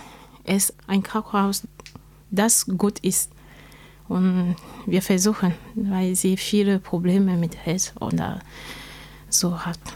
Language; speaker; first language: German; non-native, learner; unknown